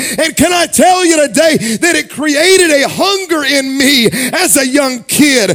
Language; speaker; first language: English; native; English